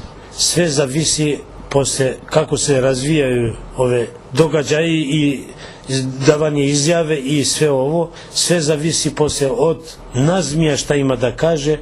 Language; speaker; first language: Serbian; non-native, local second language; Albanian